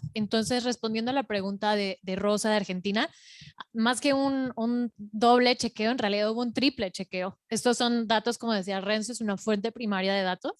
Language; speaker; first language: Spanish; native; Spanish